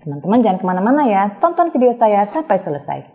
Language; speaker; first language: Indonesian; native; Indonesian